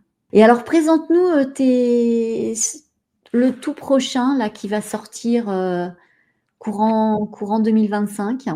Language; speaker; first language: French; native; French